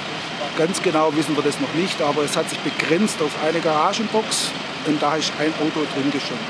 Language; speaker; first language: German; native; German